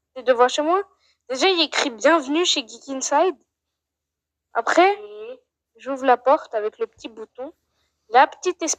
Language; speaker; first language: French; native; French